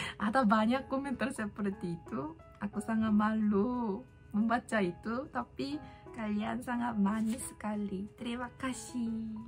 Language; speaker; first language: Indonesian; non-native, learner; Korean